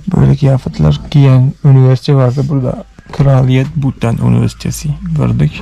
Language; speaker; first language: Turkish; non-native, fluent; Malayalam